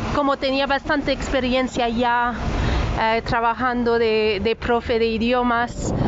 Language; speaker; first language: Spanish; non-native, fluent; French